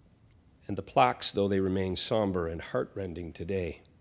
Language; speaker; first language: English; native; English